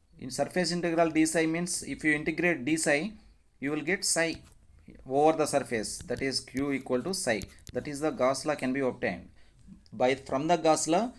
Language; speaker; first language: English; non-native, local second language; Telugu